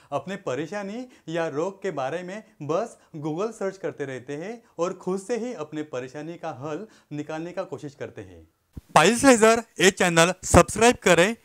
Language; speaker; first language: Hindi; non-native, local second language; Marathi